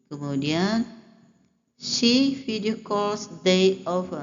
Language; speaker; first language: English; non-native, fluent; Indonesian